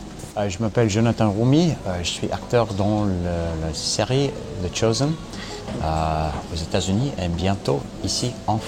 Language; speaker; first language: French; non-native, learner; English